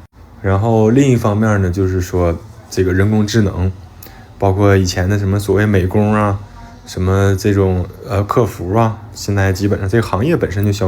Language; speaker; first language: Chinese; native; Chinese